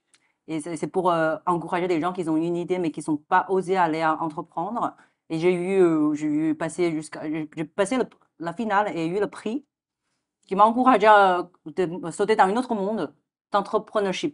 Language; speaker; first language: French; non-native, fluent; Chinese